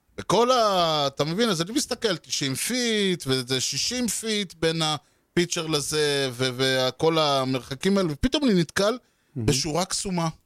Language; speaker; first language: Hebrew; native; Hebrew